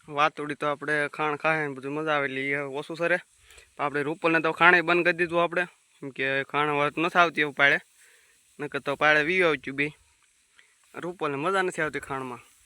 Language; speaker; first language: Gujarati; native; Gujarati